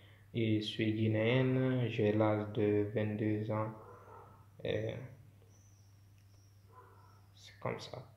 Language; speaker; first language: French; non-native, local second language; Fula